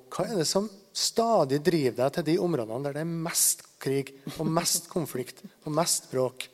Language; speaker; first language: Norwegian; native; Norwegian